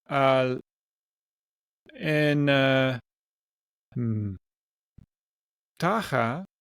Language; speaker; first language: Greek; non-native, learner; English